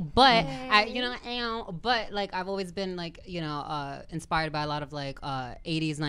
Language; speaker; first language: English; native; English